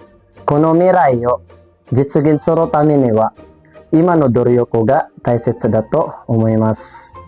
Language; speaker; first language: Japanese; non-native, learner; Filipino